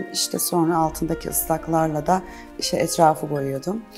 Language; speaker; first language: Turkish; native; Turkish